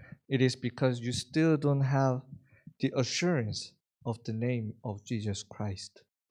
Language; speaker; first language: English; non-native, fluent; Korean